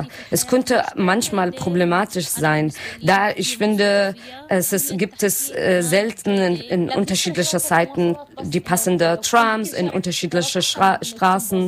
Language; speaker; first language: German; non-native, learner; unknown